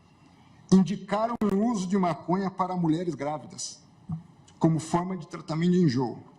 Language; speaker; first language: Portuguese; native; Portuguese